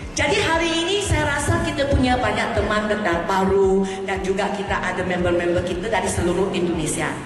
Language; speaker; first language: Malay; non-native, local second language; Chinese